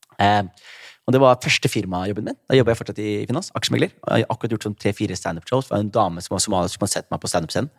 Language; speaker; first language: Norwegian; early bilingual, other home language; Somali